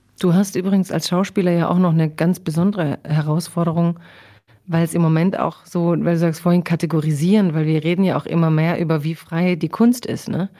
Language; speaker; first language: German; early bilingual, other home language; Croatian